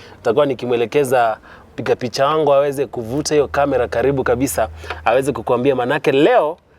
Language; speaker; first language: Swahili; non-native, local second language; Gusii